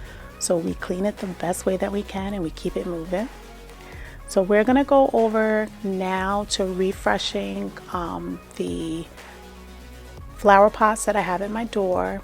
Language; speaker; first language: English; native; English